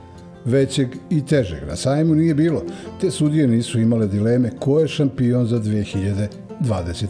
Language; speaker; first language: Serbian; native; Serbian